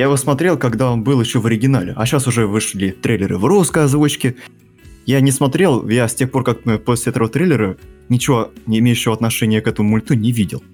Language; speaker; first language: Russian; native; Russian